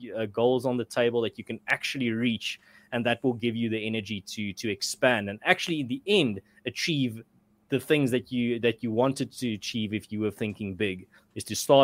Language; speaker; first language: English; non-native, local second language; Afrikaans